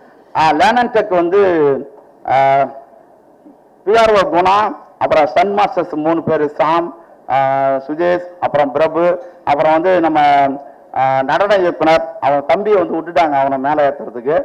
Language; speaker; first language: Tamil; native; Tamil